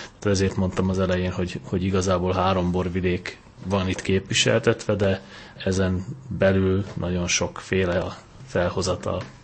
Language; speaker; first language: Hungarian; native; Hungarian